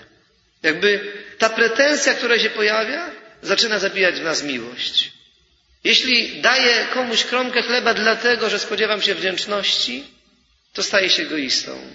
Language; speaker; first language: Polish; native; Polish